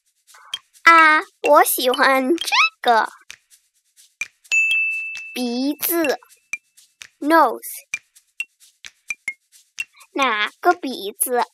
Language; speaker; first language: Chinese; early bilingual, heritage; Chinese